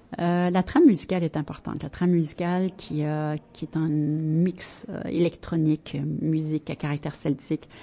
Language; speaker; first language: French; native; French